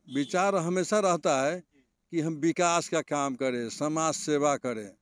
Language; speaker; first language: Hindi; native; Hindi